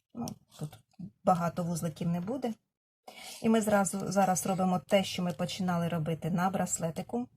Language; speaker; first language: Ukrainian; non-native, local second language; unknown